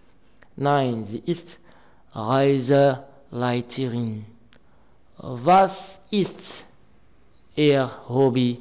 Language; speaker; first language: German; non-native, learner; Arabic